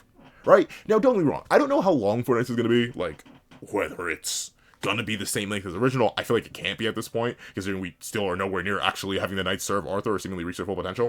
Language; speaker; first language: English; native; English